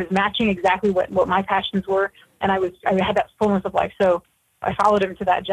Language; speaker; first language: English; native; English